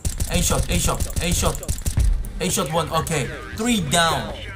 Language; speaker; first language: English; non-native, learner; Korean